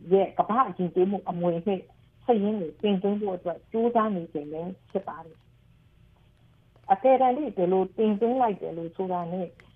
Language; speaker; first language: Burmese; native; Burmese